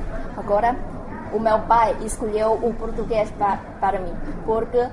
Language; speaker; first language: Portuguese; non-native, learner; Chinese